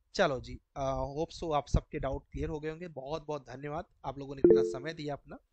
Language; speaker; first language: Hindi; native; Hindi